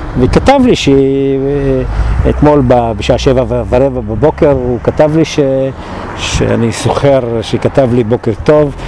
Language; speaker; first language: Hebrew; non-native, local second language; Arabic